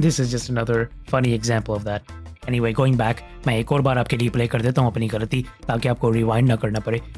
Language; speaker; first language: Hindi; early bilingual, other home language; Urdu